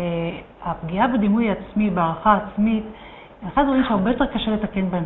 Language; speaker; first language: Hebrew; native; Hebrew